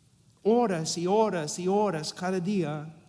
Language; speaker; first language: Spanish; non-native, fluent; English